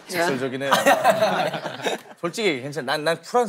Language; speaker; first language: Korean; native; Korean